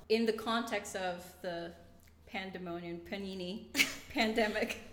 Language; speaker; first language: English; non-native, local second language; Cebuano